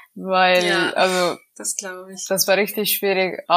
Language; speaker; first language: German; non-native, learner; Italian